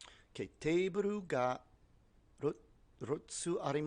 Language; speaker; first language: Japanese; non-native, learner; English